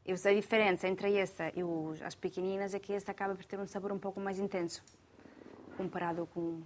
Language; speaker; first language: Portuguese; non-native, fluent; Italian